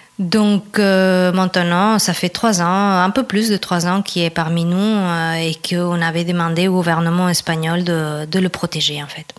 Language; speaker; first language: French; non-native, fluent; Spanish